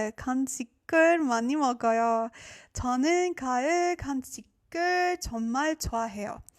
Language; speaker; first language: Korean; non-native, learner; French